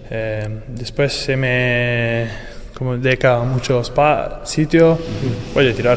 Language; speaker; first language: Spanish; non-native, learner; Italian